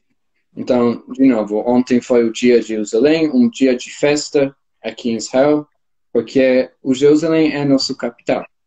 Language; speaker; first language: Portuguese; non-native, fluent; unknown